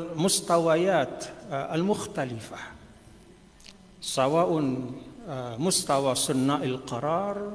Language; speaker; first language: Arabic; non-native, fluent; Sasak